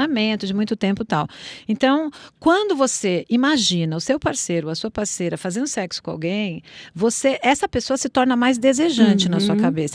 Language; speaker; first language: Portuguese; native; Portuguese